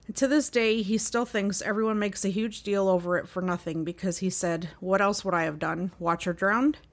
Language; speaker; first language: English; native; English